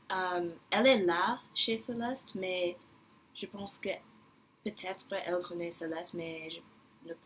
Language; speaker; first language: French; non-native, learner; English